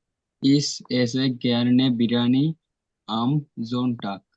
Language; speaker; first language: German; non-native, learner; Bangla